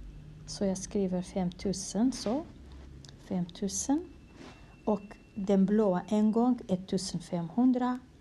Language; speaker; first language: Swedish; non-native, fluent; Kurdish